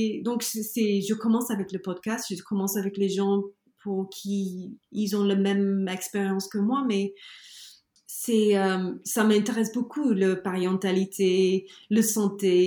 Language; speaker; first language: French; non-native, learner; English